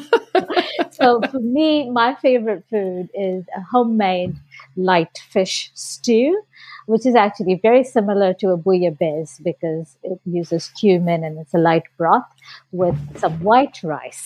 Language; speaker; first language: English; non-native, local second language; Bangla